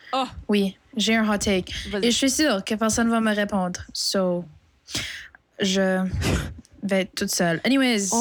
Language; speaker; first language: French; non-native, local second language; English